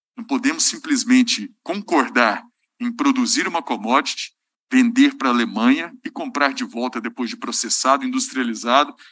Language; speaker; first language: Portuguese; native; Portuguese